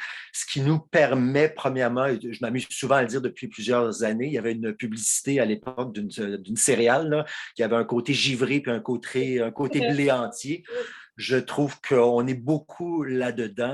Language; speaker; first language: French; native; French